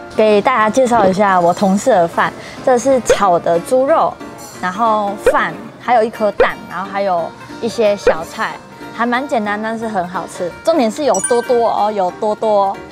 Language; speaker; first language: Chinese; native; Chinese